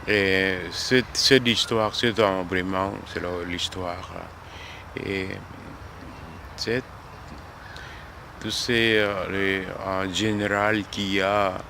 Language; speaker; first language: French; non-native, learner; Korean